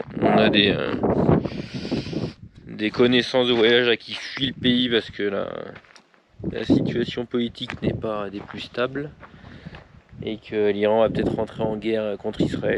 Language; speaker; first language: French; native; French